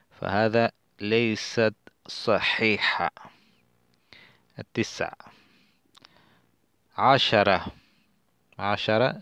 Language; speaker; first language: Arabic; non-native, learner; Spanish